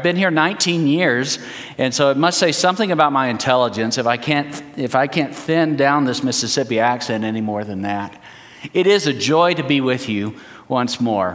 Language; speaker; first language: English; early bilingual, heritage; English